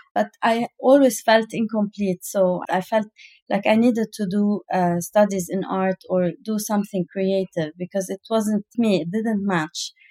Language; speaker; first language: English; non-native, fluent; Arabic